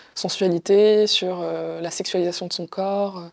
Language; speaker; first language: French; non-native, local second language; Arabic